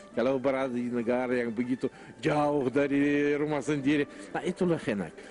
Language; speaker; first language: Malay; non-native, fluent; Russian